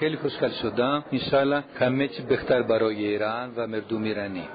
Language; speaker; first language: Persian; non-native, learner; Greek